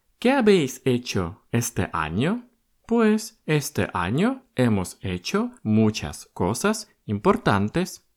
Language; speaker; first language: Spanish; non-native, fluent; Russian